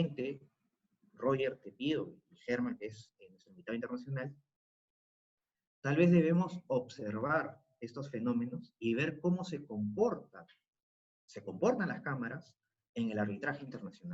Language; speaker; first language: Spanish; native; Spanish